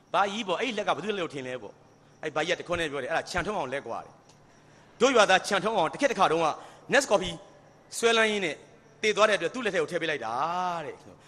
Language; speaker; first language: Burmese; native; Burmese